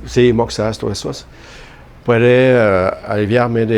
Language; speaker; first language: Spanish; non-native, learner; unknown